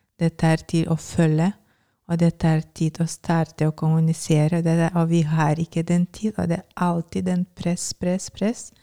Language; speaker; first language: Norwegian; non-native, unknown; Lithuanian